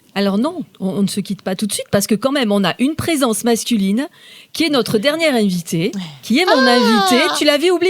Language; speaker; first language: French; native; French